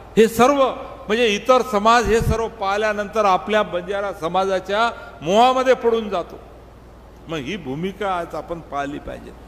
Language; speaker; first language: Marathi; non-native, local second language; Lambadi